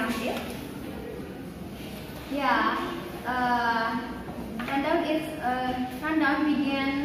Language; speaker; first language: English; non-native, learner; Indonesian